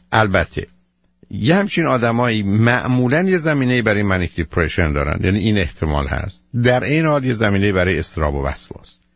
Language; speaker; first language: Persian; native; Persian